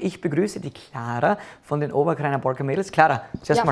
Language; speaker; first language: German; native; German